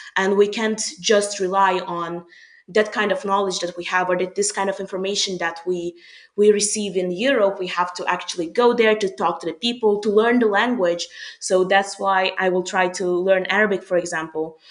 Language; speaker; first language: English; non-native, fluent; Hungarian